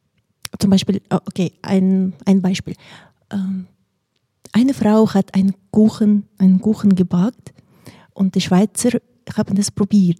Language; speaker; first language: German; non-native, fluent; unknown